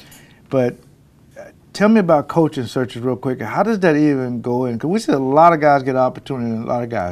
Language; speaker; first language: English; native; English